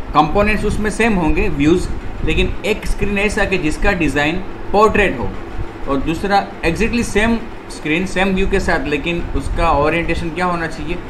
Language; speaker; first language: Hindi; non-native, local second language; Gujarati